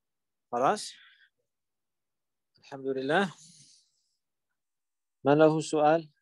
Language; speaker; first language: Arabic; non-native, fluent; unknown